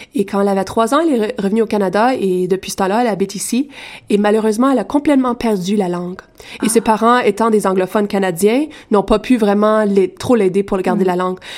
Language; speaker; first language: French; native; French